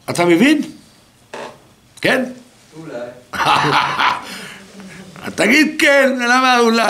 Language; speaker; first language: Hebrew; non-native, fluent; French